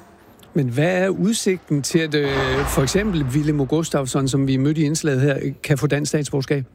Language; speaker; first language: Danish; native; Danish